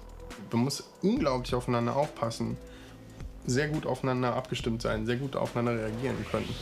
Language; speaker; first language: German; native; German